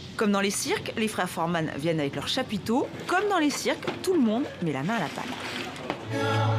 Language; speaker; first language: French; native; French